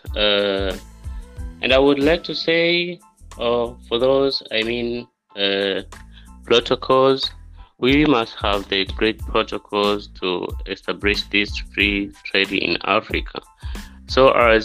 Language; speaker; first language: English; non-native, local second language; Swahili